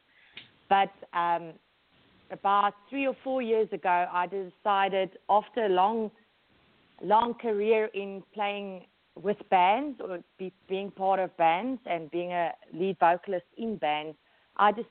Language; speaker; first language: English; native; English